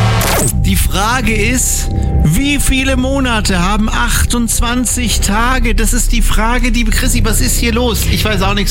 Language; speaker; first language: German; native; German